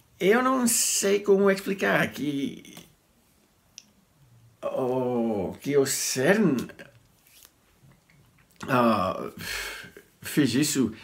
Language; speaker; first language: Portuguese; non-native, learner; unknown